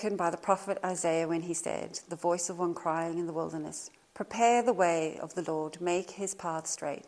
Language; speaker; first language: English; native; English